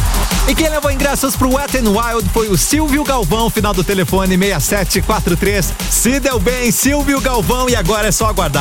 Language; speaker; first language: Portuguese; native; Portuguese